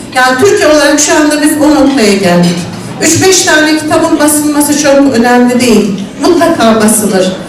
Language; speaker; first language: Turkish; non-native, local second language; Adyghe